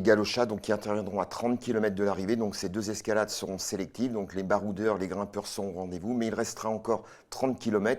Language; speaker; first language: French; native; French